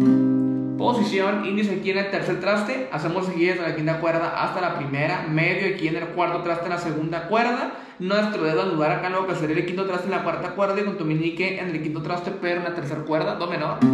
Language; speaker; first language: Spanish; native; Spanish